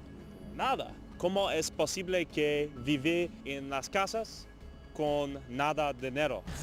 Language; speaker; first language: Spanish; non-native, learner; English